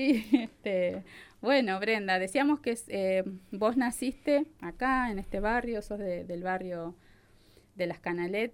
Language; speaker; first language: Spanish; native; Spanish